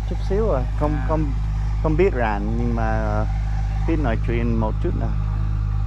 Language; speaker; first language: Vietnamese; non-native, learner; English